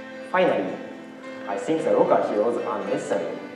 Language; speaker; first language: English; non-native, learner; Japanese